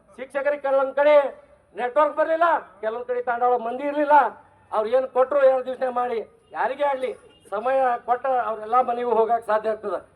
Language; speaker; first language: Kannada; non-native, local second language; Lambadi